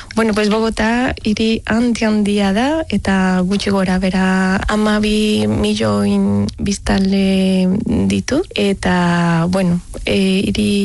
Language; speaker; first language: Basque; non-native, learner; Spanish